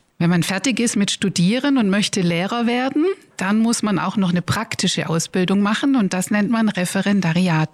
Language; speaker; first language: German; native; German